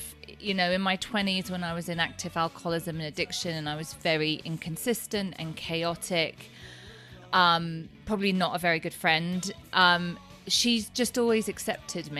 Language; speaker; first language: English; native; English